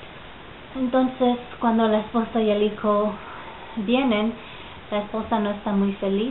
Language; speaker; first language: Spanish; early bilingual, heritage; Spanish